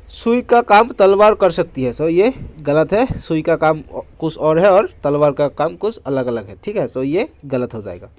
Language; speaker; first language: Hindi; non-native, local second language; Assamese